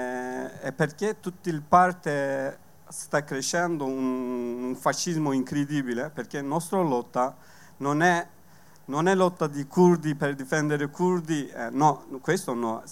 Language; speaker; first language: Italian; non-native, learner; Kurdish